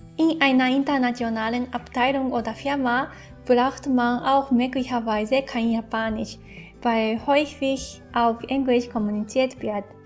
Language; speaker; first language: German; non-native, fluent; Japanese